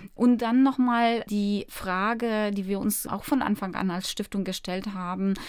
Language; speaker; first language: German; early bilingual, other home language; Polish